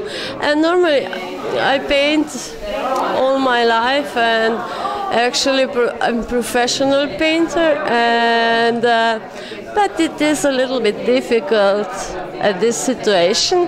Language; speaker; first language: English; non-native, fluent; Slovenian